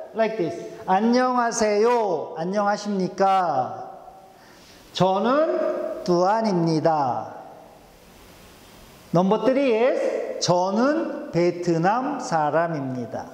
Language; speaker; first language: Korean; non-native, fluent; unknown